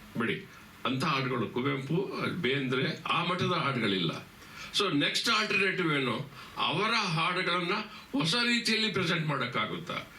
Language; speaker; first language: Kannada; native; Kannada